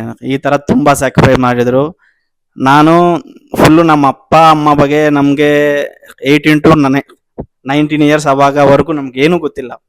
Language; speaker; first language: Kannada; non-native, local second language; Telugu